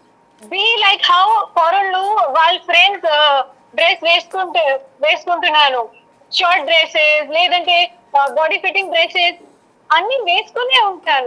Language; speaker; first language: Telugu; non-native, learner; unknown